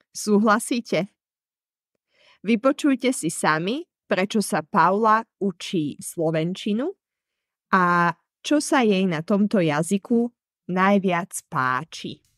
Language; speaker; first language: Slovak; native; Slovak